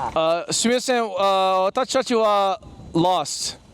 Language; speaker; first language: Japanese; non-native, learner; English